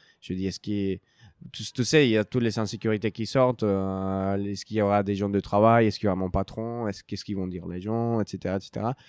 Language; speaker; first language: French; non-native, fluent; Spanish